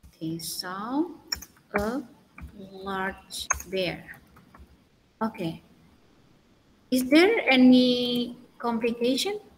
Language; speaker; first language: English; non-native, learner; Indonesian